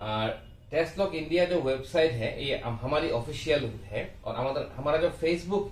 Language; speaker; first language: Hindi; non-native, learner; Bangla